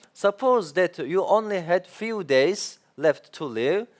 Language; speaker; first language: English; non-native, fluent; Turkish